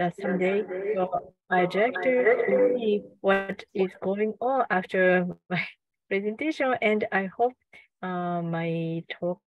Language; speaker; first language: English; non-native, learner; Japanese